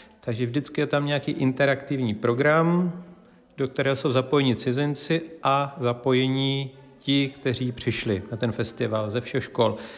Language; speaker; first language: Czech; native; Czech